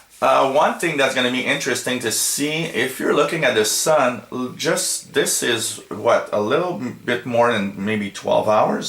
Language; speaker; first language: English; non-native, local second language; French